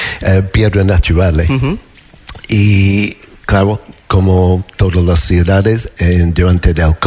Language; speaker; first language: Spanish; non-native, fluent; English